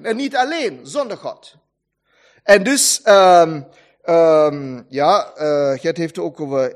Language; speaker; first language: Dutch; non-native, fluent; German